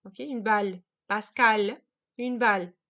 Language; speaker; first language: French; non-native, fluent; German